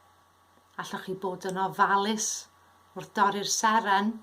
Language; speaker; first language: Welsh; native; Welsh